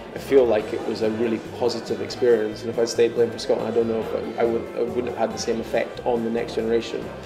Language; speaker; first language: English; native; English